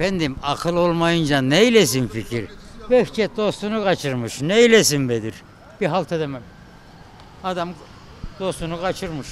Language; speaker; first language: Turkish; native; Turkish